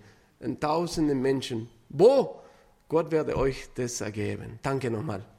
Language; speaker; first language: German; non-native, fluent; Spanish